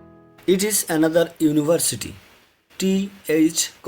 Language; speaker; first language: English; non-native, fluent; Bangla